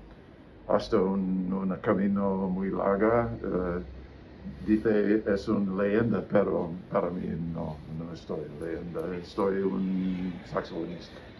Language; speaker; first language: Spanish; non-native, learner; English